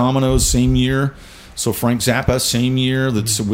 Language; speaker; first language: English; native; English